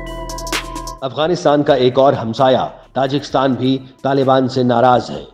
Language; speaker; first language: Urdu; native; Urdu